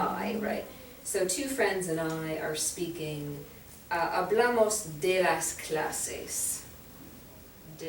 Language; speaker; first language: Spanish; non-native, fluent; English